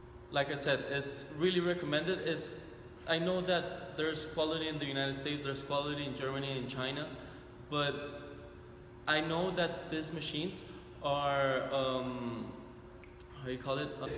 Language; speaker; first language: English; non-native, fluent; Spanish